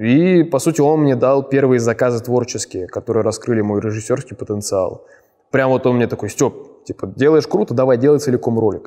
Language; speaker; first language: Russian; native; Russian